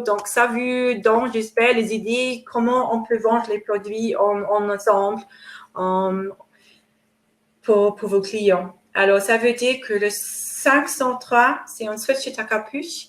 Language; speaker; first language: French; non-native, fluent; English